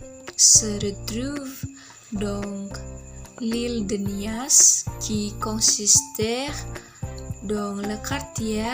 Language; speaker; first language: French; non-native, learner; Indonesian